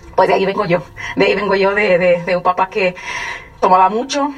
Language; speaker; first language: Spanish; native; Spanish